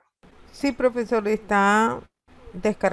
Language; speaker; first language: Spanish; native; Spanish